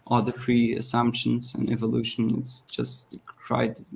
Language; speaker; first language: English; non-native, fluent; German